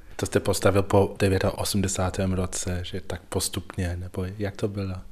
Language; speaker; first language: Czech; non-native, fluent; English